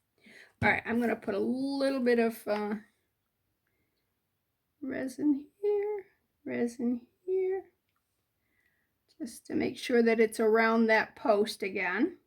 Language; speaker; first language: English; native; English